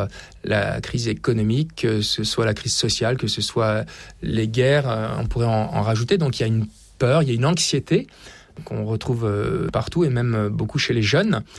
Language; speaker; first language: French; native; French